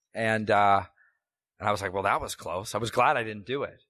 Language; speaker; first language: English; native; English